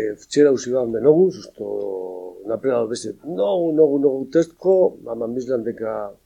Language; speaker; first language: Macedonian; non-native, learner; Spanish